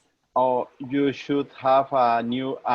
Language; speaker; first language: English; non-native, learner; Spanish